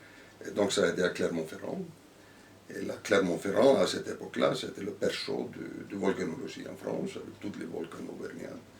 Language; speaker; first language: French; non-native, fluent; Icelandic